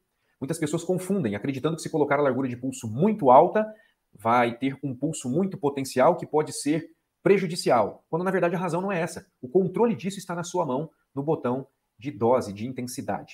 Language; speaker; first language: Portuguese; native; Portuguese